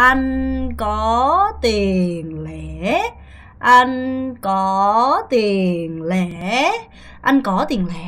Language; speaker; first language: Vietnamese; non-native, fluent; Korean